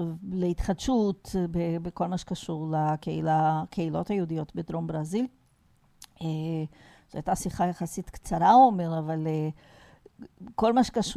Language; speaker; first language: Hebrew; non-native, fluent; Portuguese